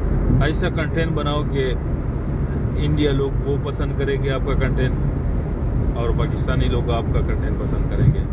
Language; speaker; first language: Hindi; non-native, local second language; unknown